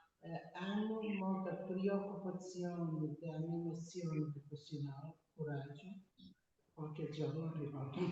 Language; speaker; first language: Italian; non-native, fluent; Portuguese